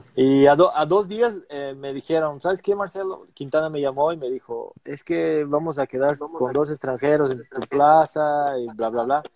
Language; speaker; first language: Spanish; non-native, fluent; Portuguese